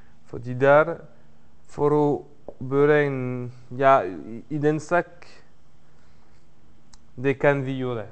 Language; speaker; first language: Norwegian; non-native, learner; French